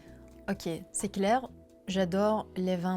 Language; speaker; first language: French; non-native, local second language; Dutch